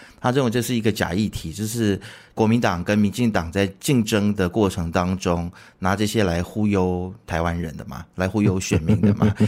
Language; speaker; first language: Chinese; native; Chinese